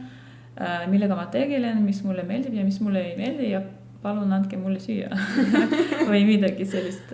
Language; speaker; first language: Estonian; non-native, fluent; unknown